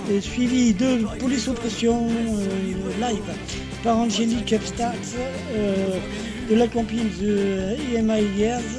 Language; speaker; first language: French; native; French